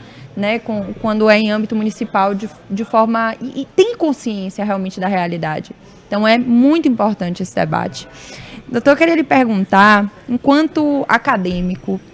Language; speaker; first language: Portuguese; native; Portuguese